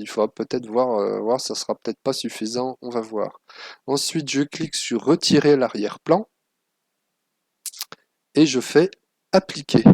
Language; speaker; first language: French; native; French